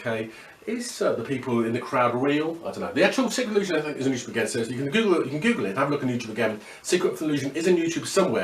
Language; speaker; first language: English; native; English